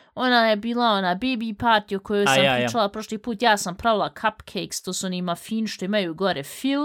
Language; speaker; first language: Bosnian; early bilingual, heritage; Bosnian